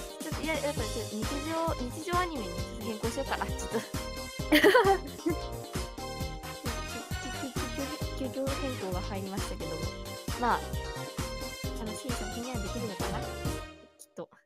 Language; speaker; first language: Japanese; native; Japanese